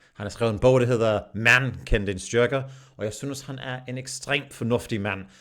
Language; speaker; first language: Danish; non-native, fluent; English